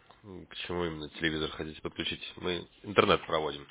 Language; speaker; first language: Russian; native; Russian